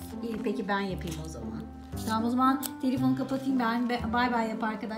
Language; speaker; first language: Turkish; native; Turkish